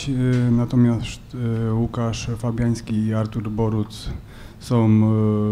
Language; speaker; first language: Polish; native; Polish